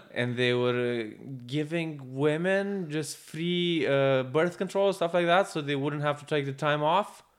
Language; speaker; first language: English; non-native, fluent; Romanian